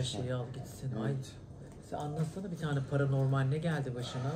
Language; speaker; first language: Turkish; native; Turkish